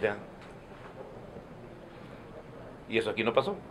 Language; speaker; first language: Spanish; native; Spanish